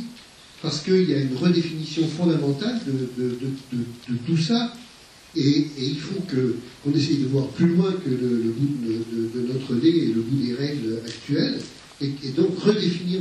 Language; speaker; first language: French; native; French